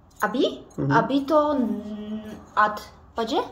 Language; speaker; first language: Hindi; non-native, learner; Polish